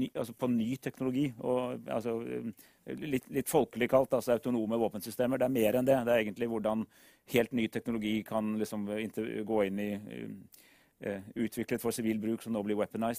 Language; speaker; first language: Norwegian; native; Norwegian